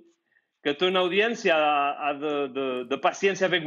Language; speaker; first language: French; non-native, fluent; Spanish